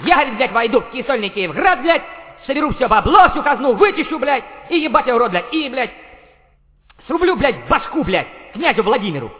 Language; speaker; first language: Russian; native; Russian